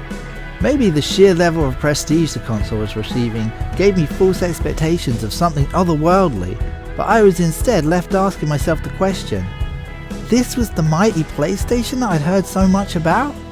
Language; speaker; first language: English; native; English